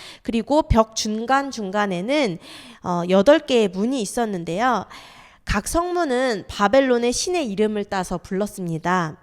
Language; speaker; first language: Korean; native; Korean